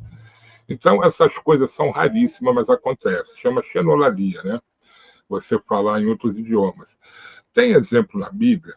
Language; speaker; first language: Portuguese; native; Portuguese